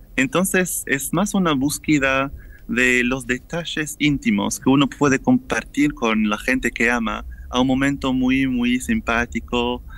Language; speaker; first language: Spanish; non-native, fluent; French